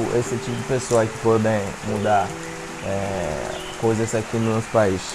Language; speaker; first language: Portuguese; non-native, fluent; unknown